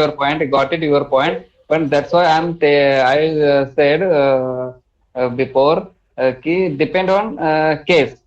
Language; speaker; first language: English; non-native, learner; Hindi